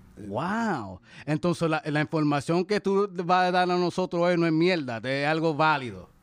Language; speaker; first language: Spanish; early bilingual, heritage; Spanish